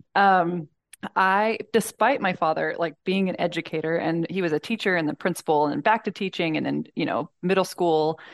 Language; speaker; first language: English; native; English